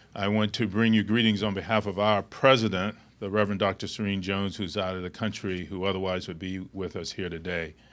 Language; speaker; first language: English; native; English